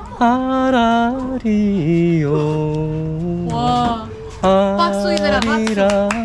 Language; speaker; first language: Korean; non-native, learner; Russian